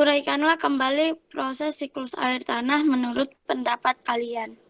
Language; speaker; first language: Indonesian; native; Indonesian